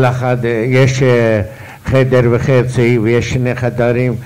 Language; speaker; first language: Hebrew; non-native, fluent; Arabic